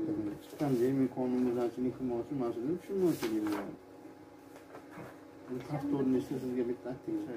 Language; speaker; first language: Russian; non-native, learner; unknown